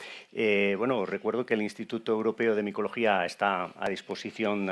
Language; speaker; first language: Spanish; native; Spanish